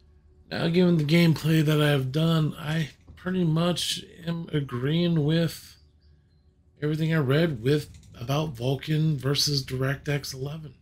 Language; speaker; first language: English; native; English